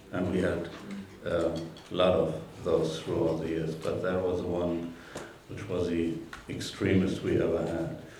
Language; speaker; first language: English; non-native, fluent; German